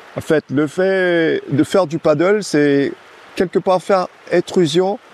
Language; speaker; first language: French; non-native, local second language; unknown